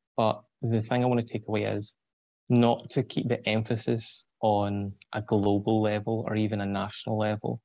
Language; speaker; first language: English; native; English